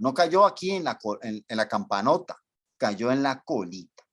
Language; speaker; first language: Spanish; native; Spanish